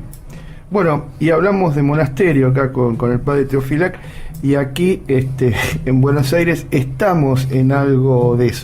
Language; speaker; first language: Spanish; native; Spanish